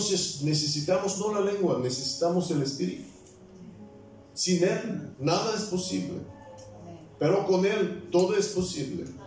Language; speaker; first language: Spanish; non-native, fluent; Bulgarian